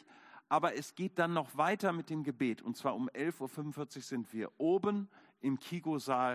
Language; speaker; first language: German; native; German